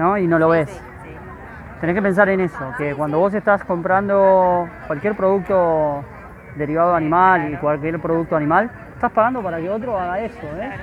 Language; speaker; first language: Spanish; native; Spanish